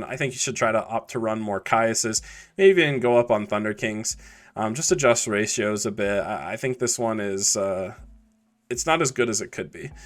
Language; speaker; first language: English; native; English